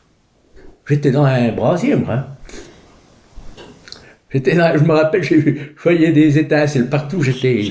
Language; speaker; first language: French; native; French